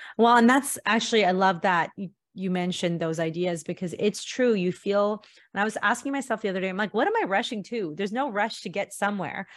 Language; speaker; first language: English; early bilingual, other home language; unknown